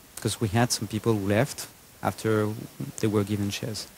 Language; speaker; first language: English; non-native, fluent; French